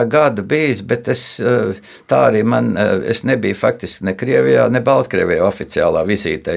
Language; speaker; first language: Latvian; native; Latvian